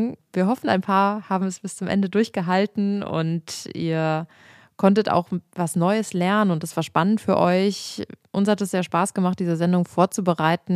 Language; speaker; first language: German; native; German